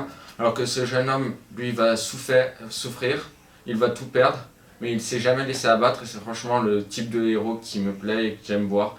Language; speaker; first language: French; native; French